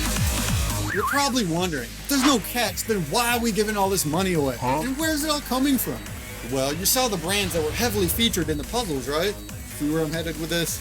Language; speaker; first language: English; native; English